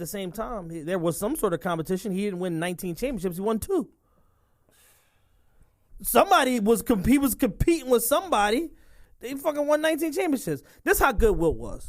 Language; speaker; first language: English; native; English